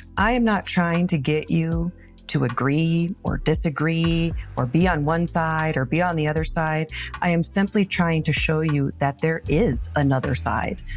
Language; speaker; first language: English; native; English